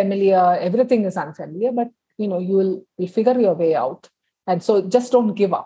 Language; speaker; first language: English; non-native, local second language; Tamil